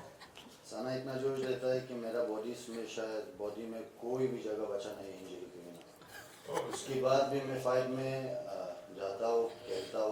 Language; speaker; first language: Hindi; non-native, fluent; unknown